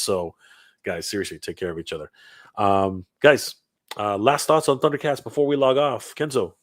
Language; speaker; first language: English; native; English